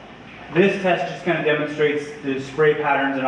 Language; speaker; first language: English; native; English